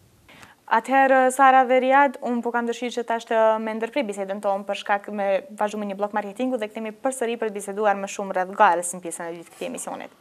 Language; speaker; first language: Albanian; native; Albanian